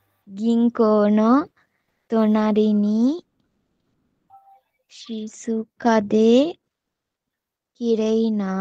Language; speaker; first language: Japanese; non-native, learner; Sinhala